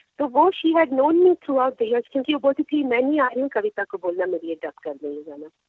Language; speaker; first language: Hindi; non-native, local second language; Tamil